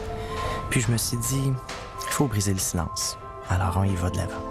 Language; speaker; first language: French; native; French